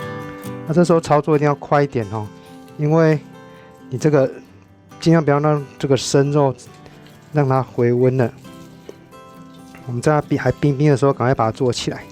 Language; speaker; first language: Chinese; native; Chinese